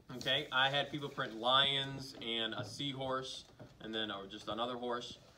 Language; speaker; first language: English; native; English